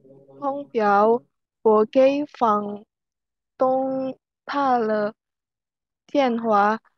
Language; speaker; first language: Chinese; non-native, learner; Indonesian